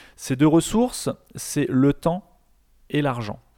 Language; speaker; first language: French; native; French